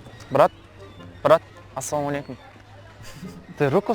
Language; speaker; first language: Russian; non-native, local second language; Kazakh